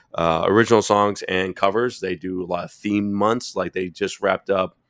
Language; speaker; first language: English; native; English